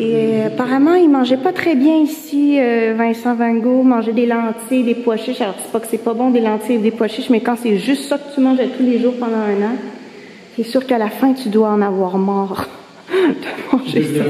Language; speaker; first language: French; native; French